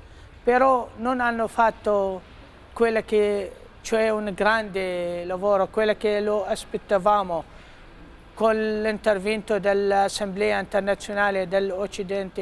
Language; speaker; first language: Italian; non-native, fluent; Arabic